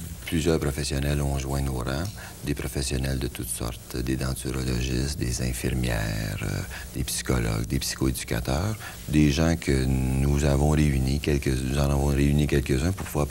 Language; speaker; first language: French; native; French